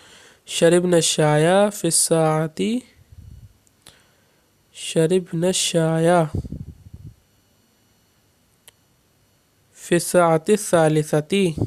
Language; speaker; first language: Arabic; non-native, fluent; Urdu